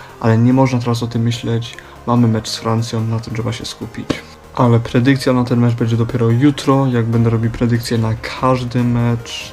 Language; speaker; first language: Polish; early bilingual, heritage; Polish